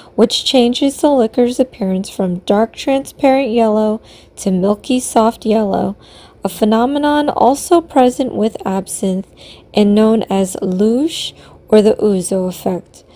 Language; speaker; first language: English; native; English